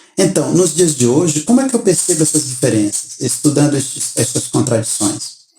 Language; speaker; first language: Portuguese; native; Portuguese